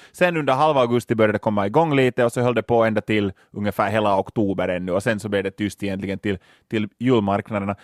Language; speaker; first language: Swedish; native; Swedish